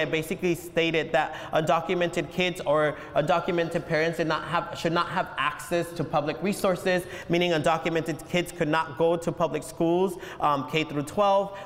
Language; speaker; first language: English; early bilingual, other home language; Spanish